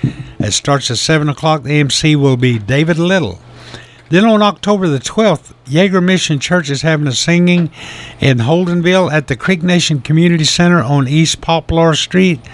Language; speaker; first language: English; native; English